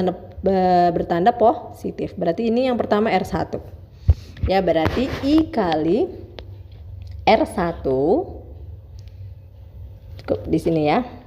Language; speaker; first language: Indonesian; native; Indonesian